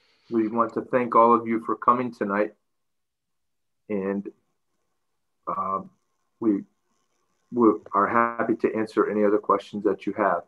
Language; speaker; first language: English; native; English